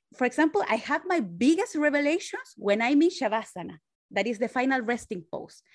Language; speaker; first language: English; non-native, fluent; Spanish